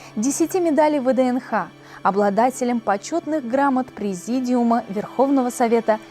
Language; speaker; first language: Russian; native; Russian